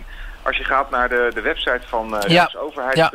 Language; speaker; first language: Dutch; native; Dutch